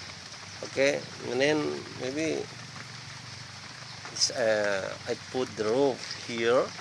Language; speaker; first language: English; non-native, learner; Indonesian